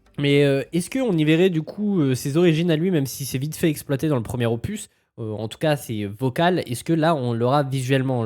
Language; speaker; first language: French; native; French